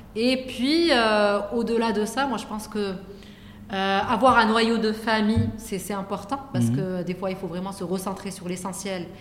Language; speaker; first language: French; non-native, local second language; Arabic